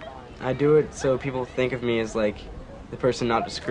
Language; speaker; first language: English; native; English